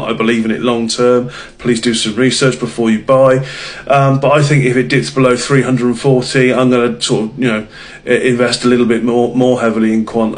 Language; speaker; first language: English; native; English